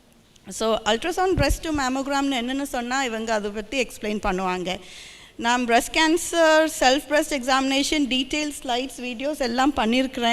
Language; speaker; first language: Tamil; early bilingual, heritage; Tamil